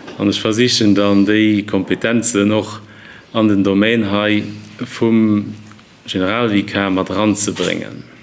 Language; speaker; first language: Luxembourgish; native; Luxembourgish